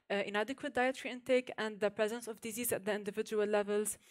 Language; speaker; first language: English; non-native, fluent; Arabic